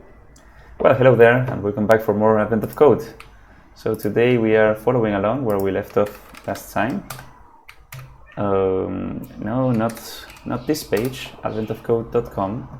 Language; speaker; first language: English; non-native, fluent; Spanish